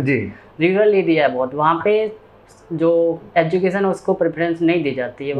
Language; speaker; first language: Hindi; native; Hindi